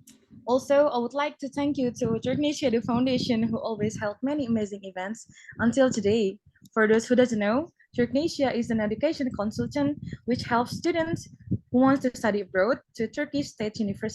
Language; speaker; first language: English; non-native, fluent; Indonesian